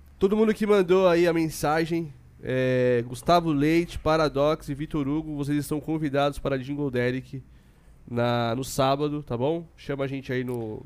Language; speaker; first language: Portuguese; native; Portuguese